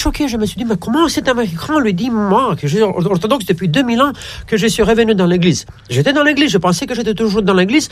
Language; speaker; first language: French; non-native, fluent; Romanian